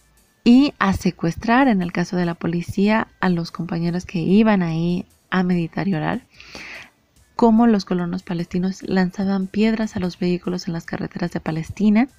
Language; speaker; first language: Spanish; native; Spanish